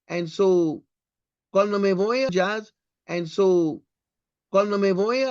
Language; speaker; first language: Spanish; non-native, learner; English